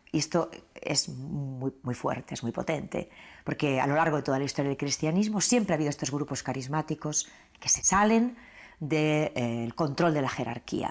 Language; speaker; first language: Spanish; native; Spanish